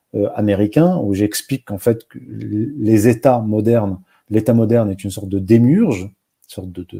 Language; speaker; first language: French; non-native, local second language; Arabic